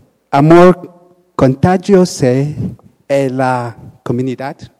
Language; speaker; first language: Spanish; non-native, learner; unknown